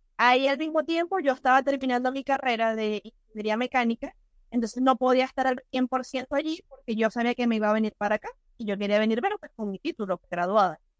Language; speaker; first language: Spanish; native; Spanish